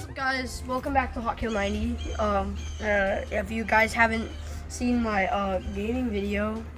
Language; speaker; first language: English; native; English